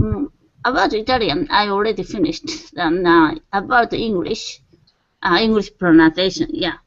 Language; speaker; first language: English; non-native, learner; Japanese